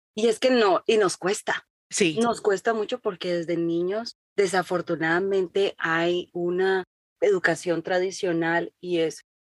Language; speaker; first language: Spanish; native; Spanish